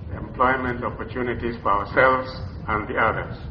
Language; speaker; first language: English; non-native, local second language; Luyia